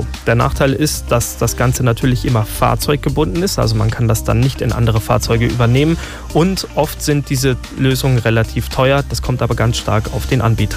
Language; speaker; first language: German; native; German